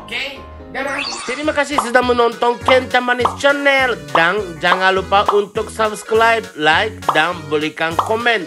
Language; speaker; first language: Indonesian; non-native, fluent; Japanese